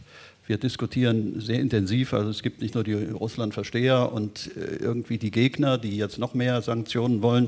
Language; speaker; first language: German; native; German